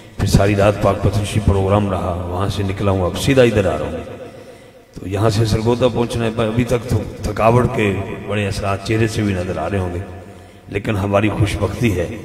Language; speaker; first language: Urdu; non-native, local second language; Punjabi